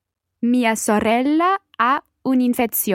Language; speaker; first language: Italian; non-native, learner; English